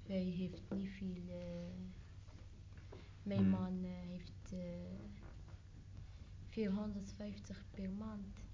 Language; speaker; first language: Dutch; non-native, learner; Arabic